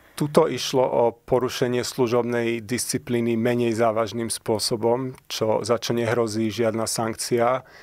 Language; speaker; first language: Slovak; early bilingual, heritage; Slovak